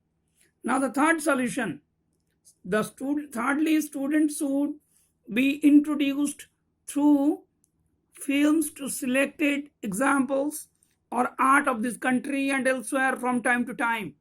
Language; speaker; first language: English; non-native, local second language; Bangla